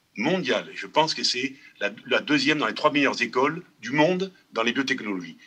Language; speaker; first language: French; native; French